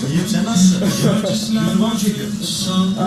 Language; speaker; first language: Turkish; native; Turkish